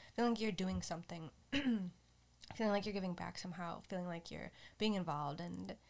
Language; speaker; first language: English; native; English